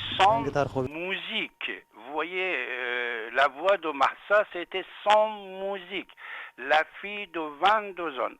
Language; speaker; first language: French; non-native, fluent; Persian